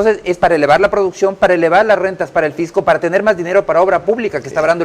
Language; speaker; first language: Spanish; native; Spanish